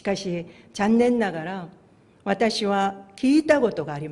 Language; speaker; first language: Japanese; non-native, fluent; Korean